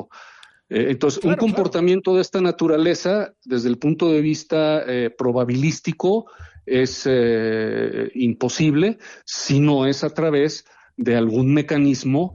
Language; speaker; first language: Spanish; native; Spanish